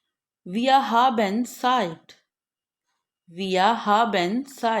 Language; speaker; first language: German; non-native, fluent; Urdu